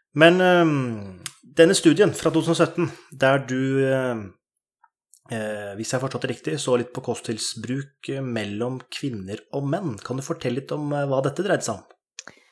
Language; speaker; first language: Norwegian; native; Norwegian